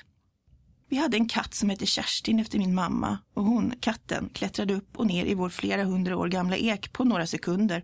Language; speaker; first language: Swedish; early bilingual, other home language; English